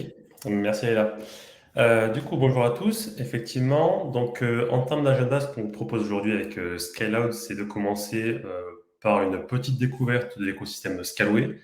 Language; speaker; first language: French; native; French